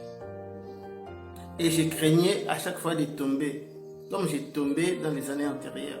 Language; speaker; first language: French; non-native, local second language; Lingala